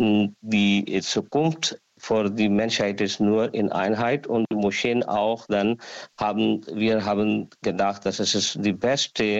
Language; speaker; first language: German; non-native, learner; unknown